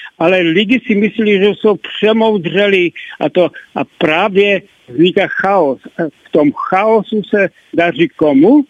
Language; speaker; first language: Czech; native; Czech